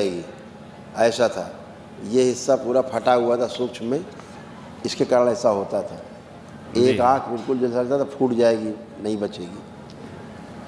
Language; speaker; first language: Hindi; native; Hindi